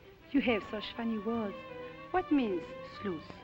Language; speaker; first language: English; non-native, fluent; French